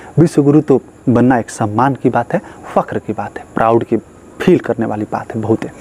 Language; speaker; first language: Hindi; native; Hindi